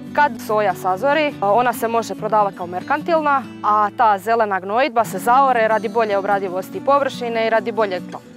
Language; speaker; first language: Croatian; native; Croatian